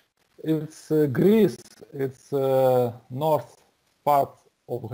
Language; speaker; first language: English; non-native, learner; Russian